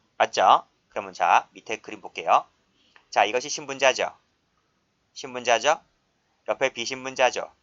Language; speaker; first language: Korean; native; Korean